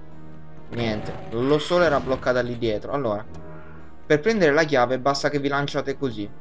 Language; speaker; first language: Italian; native; Italian